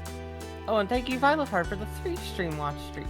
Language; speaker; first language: English; native; English